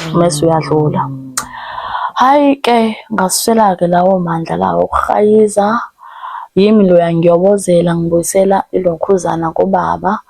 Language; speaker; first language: Zulu; native; Zulu